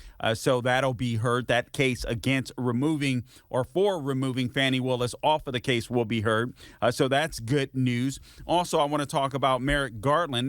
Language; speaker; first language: English; native; English